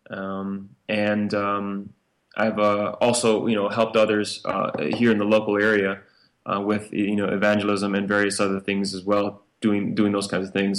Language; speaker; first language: English; native; English